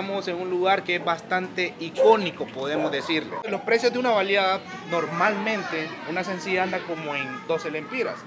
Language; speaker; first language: Spanish; native; Spanish